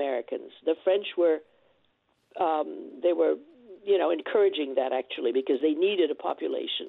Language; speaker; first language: English; non-native, fluent; French